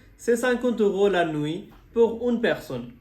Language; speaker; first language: French; non-native, fluent; Bangla